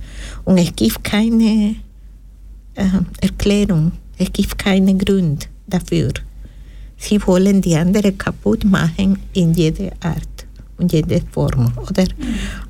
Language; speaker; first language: German; non-native, fluent; Spanish